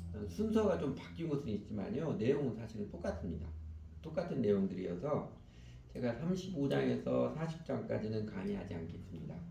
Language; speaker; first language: Korean; native; Korean